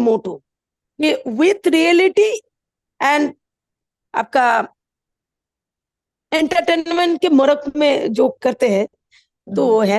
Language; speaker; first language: Hindi; non-native, local second language; Bangla